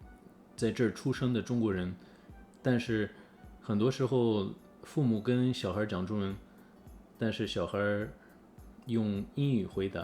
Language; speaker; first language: Chinese; early bilingual, heritage; English